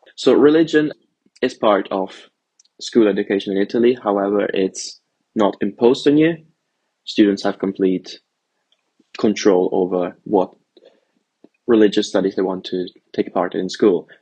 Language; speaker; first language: English; early bilingual, other home language; Italian